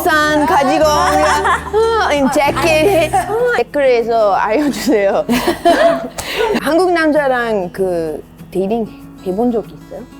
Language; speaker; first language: Korean; non-native, learner; English